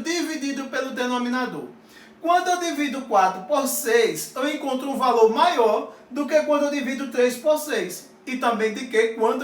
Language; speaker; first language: Portuguese; native; Portuguese